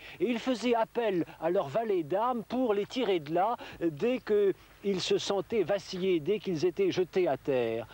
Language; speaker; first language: French; native; French